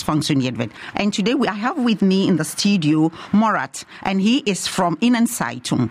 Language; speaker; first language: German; non-native, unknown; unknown